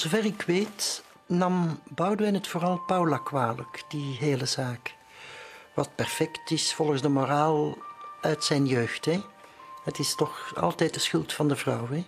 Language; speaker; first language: Dutch; native; Dutch